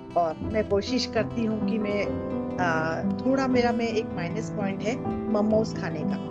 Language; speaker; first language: Hindi; non-native, local second language; Kannada